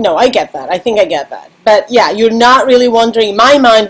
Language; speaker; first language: English; non-native, fluent; Serbian